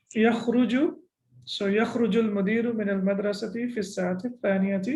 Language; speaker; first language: Arabic; non-native, fluent; English